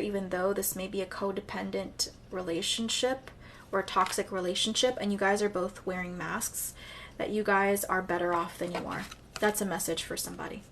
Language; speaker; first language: English; native; English